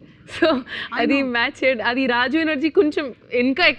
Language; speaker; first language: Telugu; non-native, learner; Hindi